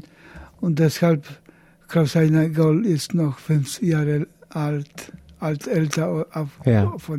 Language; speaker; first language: German; non-native, learner; Polish